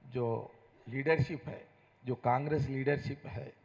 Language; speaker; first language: Hindi; non-native, local second language; Telugu